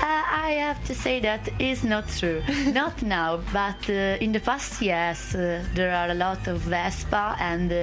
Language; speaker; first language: English; non-native, fluent; Italian